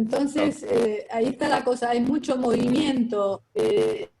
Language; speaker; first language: Spanish; early bilingual, other home language; Hungarian